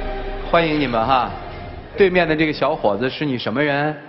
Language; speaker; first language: Chinese; native; Chinese